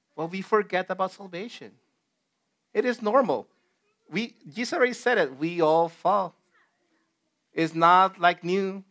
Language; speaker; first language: English; non-native, fluent; Spanish